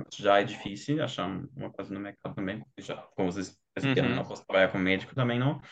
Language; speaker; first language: Portuguese; non-native, fluent; German